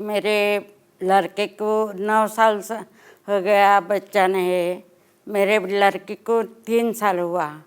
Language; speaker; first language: Hindi; non-native, local second language; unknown